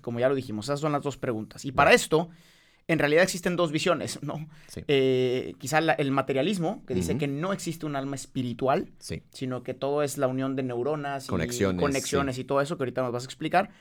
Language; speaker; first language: Spanish; native; Spanish